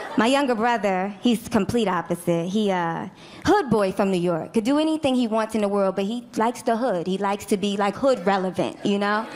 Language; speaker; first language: English; native; English